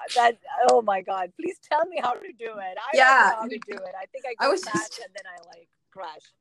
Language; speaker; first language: English; non-native, local second language; Tamil